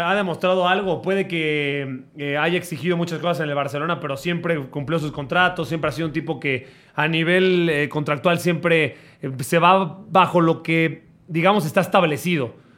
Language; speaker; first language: Spanish; native; Spanish